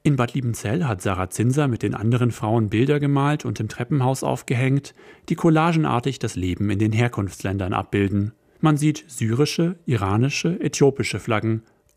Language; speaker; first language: German; native; German